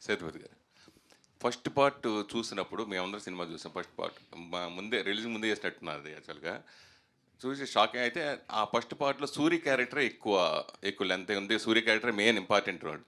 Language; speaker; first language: Telugu; native; Telugu